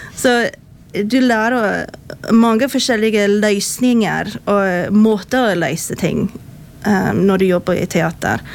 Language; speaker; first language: Norwegian; non-native, fluent; English